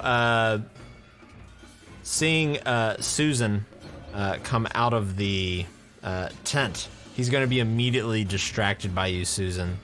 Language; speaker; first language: English; native; English